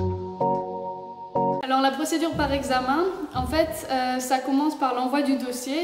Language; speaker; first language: French; native; French